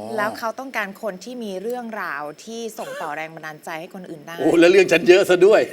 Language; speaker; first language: Thai; native; Thai